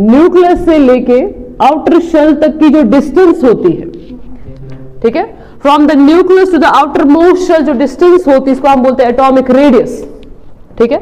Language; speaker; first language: Hindi; non-native, local second language; Kashmiri